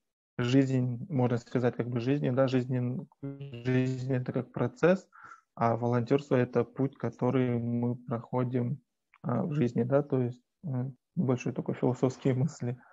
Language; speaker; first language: Russian; native; Russian